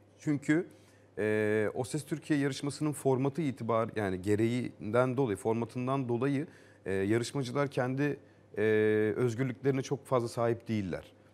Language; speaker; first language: Turkish; native; Turkish